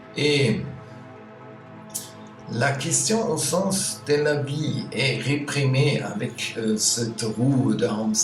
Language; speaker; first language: French; non-native, learner; German